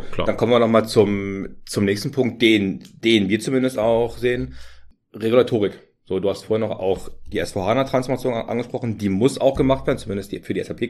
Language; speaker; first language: German; native; German